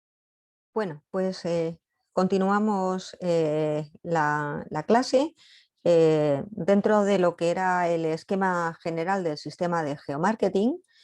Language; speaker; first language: Spanish; native; Spanish